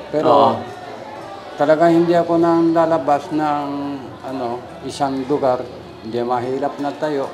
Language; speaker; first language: Filipino; non-native, learner; Japanese